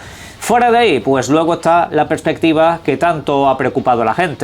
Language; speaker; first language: Spanish; native; Spanish